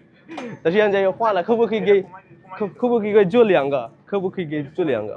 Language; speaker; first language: Chinese; non-native, learner; Bangla